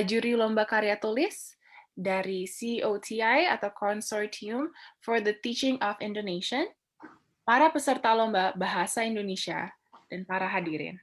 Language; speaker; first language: Indonesian; native; Indonesian